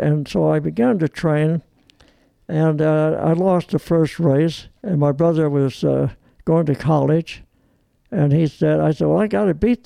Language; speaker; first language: English; early bilingual, other home language; Italian